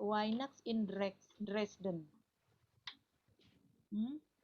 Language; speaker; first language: German; non-native, learner; Indonesian